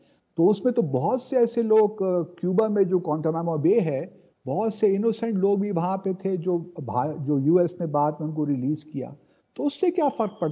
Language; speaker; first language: Urdu; native; Urdu